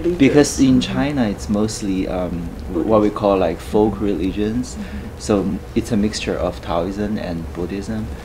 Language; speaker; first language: English; non-native, fluent; Chinese